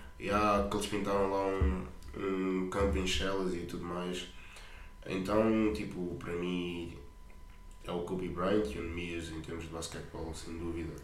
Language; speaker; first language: Portuguese; native; Portuguese